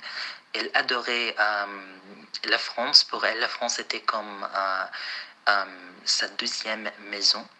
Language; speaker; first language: French; non-native, fluent; Arabic